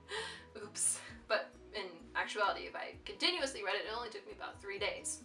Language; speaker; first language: English; native; English